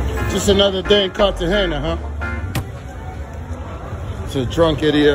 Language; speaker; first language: English; native; English